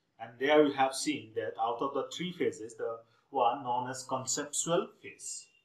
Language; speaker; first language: English; non-native, local second language; Assamese